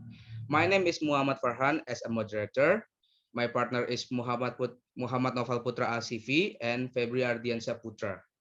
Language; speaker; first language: English; non-native, learner; Indonesian